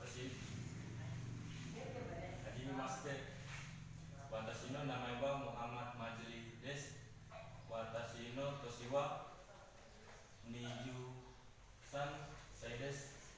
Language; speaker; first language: Japanese; non-native, learner; Indonesian